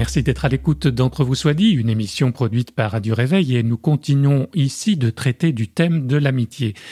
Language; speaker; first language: French; native; French